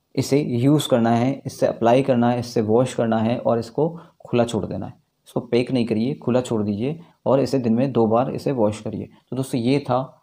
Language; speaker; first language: Hindi; native; Hindi